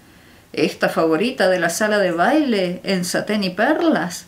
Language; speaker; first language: Spanish; native; Spanish